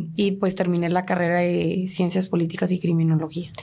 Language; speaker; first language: Spanish; native; Spanish